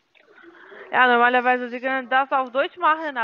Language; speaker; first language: German; non-native, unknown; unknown